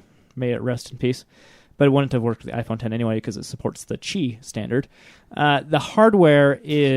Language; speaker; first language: English; native; English